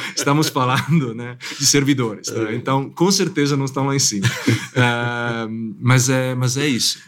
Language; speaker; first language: Portuguese; non-native, fluent; Italian